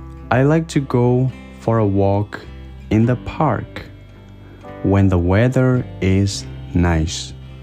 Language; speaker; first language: English; non-native, fluent; Burmese